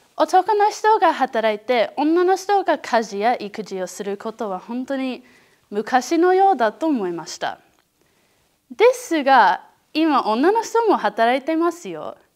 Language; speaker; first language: Japanese; non-native, learner; English